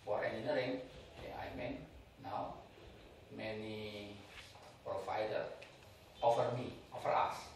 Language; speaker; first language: English; non-native, learner; Indonesian